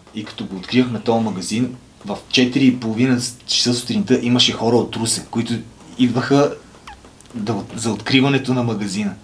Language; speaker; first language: Bulgarian; native; Bulgarian